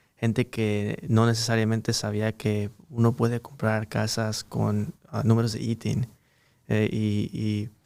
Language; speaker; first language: Spanish; early bilingual, heritage; Spanish